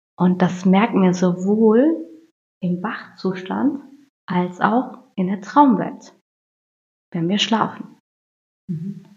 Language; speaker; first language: German; early bilingual, other home language; Turkish